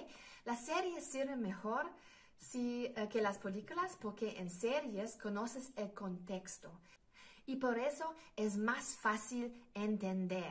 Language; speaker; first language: Spanish; non-native, fluent; German